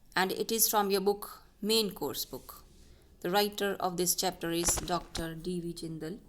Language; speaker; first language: English; non-native, local second language; Punjabi